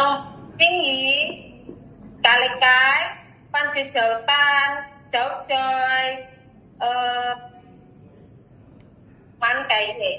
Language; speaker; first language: Cantonese; non-native, learner; Indonesian